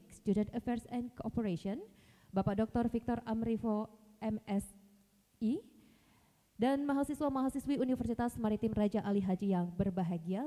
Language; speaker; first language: English; non-native, fluent; Indonesian